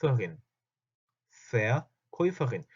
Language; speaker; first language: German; non-native, fluent; Korean